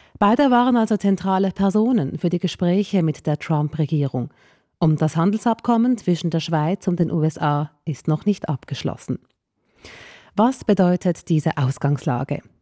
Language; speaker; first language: German; native; German